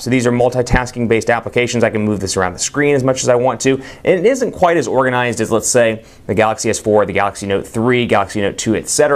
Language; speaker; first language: English; native; English